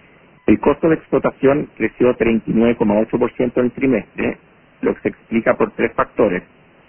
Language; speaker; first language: Spanish; native; Spanish